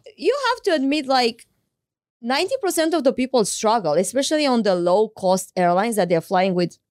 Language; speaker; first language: English; non-native, fluent; Romanian